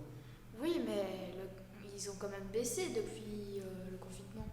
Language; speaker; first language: French; native; French